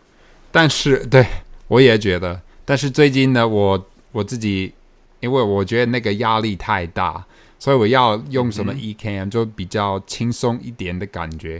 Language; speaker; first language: Chinese; non-native, fluent; English